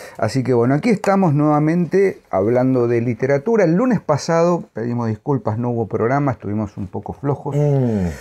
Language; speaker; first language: Spanish; native; Spanish